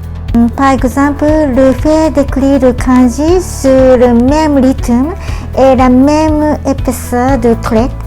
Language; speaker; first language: French; non-native, learner; Japanese